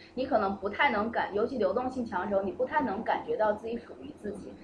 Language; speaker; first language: Chinese; native; Chinese